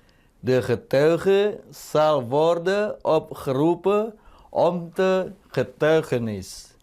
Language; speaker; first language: Dutch; non-native, fluent; Indonesian